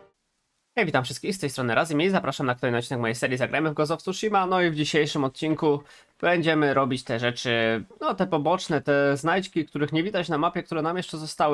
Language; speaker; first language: Polish; native; Polish